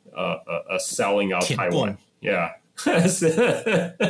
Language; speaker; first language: English; non-native, fluent; Chinese